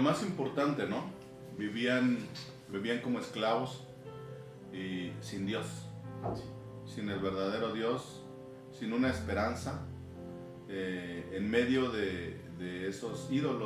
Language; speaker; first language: Spanish; native; Spanish